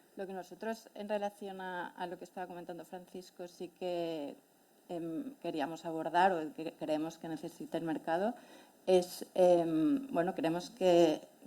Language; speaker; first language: Spanish; non-native, local second language; Catalan